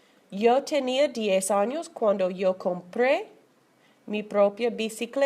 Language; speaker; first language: Spanish; non-native, fluent; English